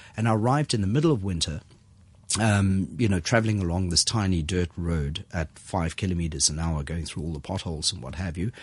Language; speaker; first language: English; native; English